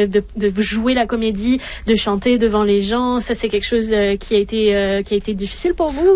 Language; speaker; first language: French; native; French